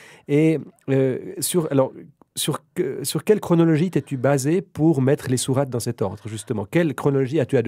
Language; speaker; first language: French; native; French